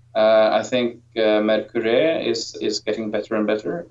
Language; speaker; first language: English; non-native, fluent; Norwegian